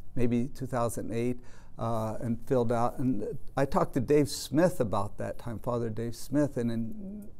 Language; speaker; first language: English; native; English